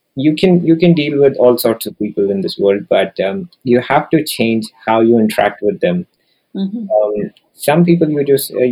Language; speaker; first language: English; non-native, local second language; Hindi